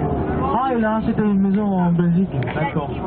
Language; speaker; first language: French; non-native, fluent; Cantonese